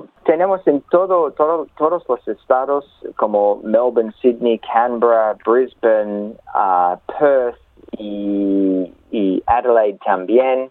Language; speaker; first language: Spanish; non-native, learner; English